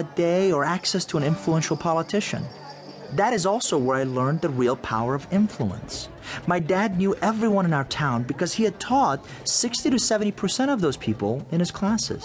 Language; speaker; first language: English; non-native, fluent; Persian